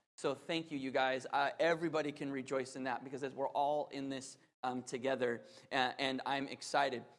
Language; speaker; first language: English; native; English